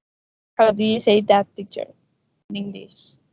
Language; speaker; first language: English; non-native, learner; Spanish